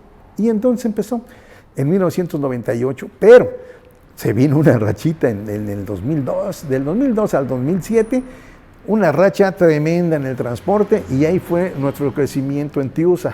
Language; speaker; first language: Spanish; native; Spanish